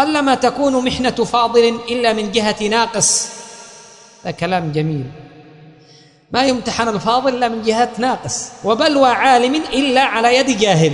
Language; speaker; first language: Arabic; native; Arabic